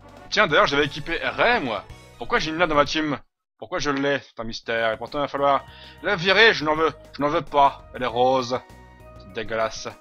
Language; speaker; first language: French; native; French